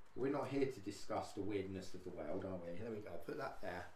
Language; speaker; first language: English; native; English